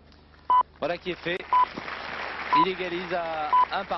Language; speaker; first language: French; native; French